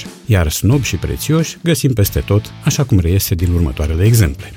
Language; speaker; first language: Romanian; native; Romanian